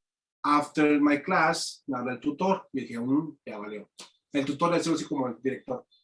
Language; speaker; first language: Spanish; native; Spanish